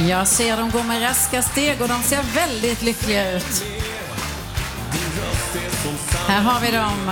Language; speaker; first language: Swedish; native; Swedish